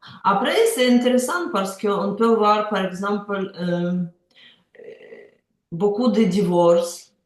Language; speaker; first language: French; non-native, learner; Ukrainian